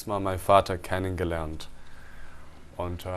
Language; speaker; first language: German; non-native, fluent; Chinese